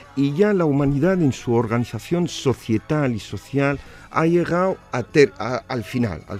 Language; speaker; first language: Spanish; non-native, fluent; Arabic